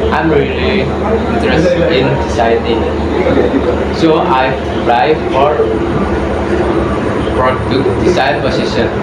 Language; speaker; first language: English; non-native, learner; Indonesian